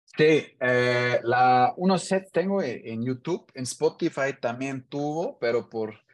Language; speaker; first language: Spanish; non-native, learner; German